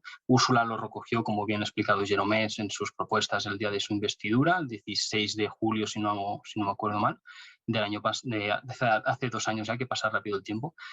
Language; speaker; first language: Spanish; native; Spanish